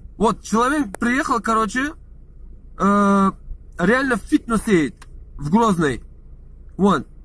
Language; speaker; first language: Russian; non-native, local second language; Chechen